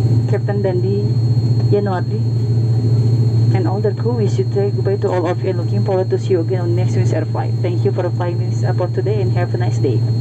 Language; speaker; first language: English; non-native, fluent; Indonesian